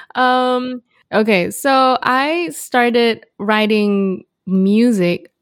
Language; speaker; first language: English; non-native, local second language; Malay